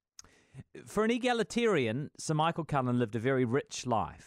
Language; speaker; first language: English; native; English